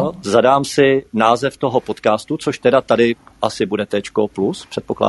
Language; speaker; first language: Czech; native; Czech